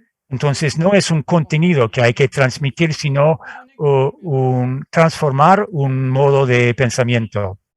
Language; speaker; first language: Spanish; non-native, fluent; French